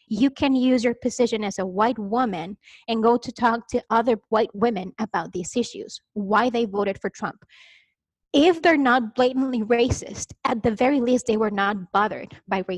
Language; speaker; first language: English; non-native, fluent; Spanish